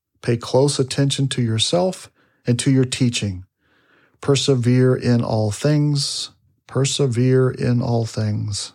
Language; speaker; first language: English; native; English